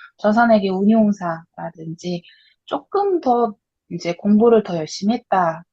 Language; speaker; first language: Korean; native; Korean